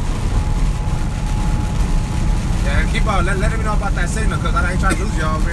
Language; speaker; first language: English; early bilingual, other home language; Spanish